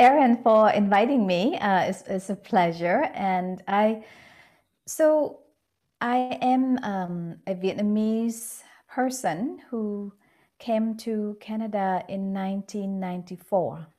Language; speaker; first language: English; non-native, fluent; Vietnamese